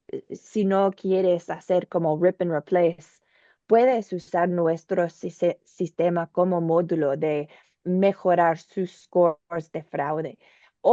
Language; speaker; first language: Spanish; non-native, learner; English